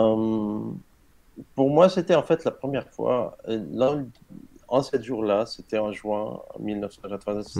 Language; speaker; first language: French; non-native, learner; Arabic